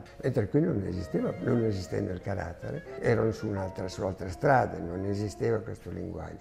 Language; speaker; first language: Italian; native; Italian